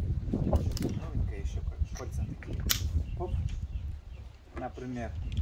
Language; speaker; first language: Russian; native; Russian